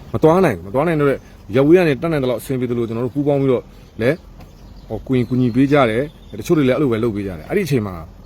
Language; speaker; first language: Burmese; native; Burmese